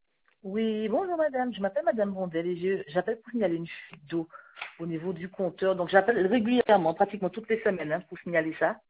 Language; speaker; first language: French; native; French